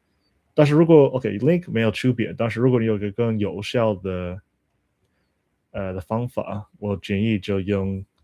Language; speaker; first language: Chinese; non-native, learner; English